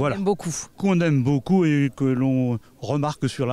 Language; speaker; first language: French; native; French